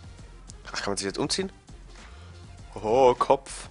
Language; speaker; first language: German; native; German